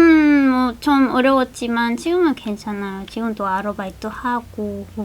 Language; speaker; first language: Korean; non-native, fluent; Spanish